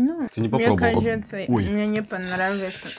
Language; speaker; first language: Russian; non-native, learner; English